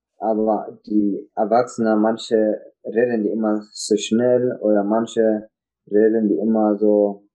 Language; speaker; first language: German; non-native, learner; Tigrinya